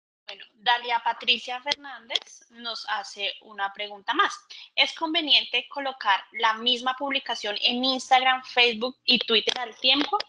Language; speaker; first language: Spanish; native; Spanish